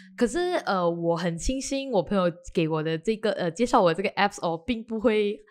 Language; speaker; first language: Chinese; native; Chinese